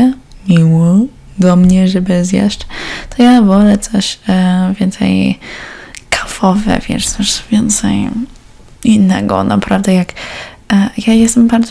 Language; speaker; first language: Polish; early bilingual, heritage; Polish